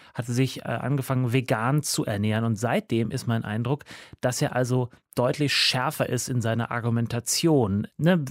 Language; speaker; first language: German; native; German